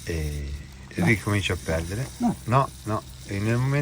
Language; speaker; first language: Italian; native; Italian